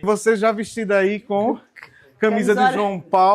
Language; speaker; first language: Portuguese; native; Portuguese